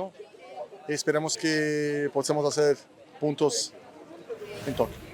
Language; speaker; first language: Spanish; non-native, fluent; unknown